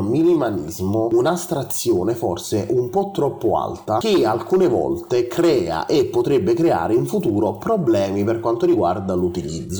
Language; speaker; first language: Italian; native; Italian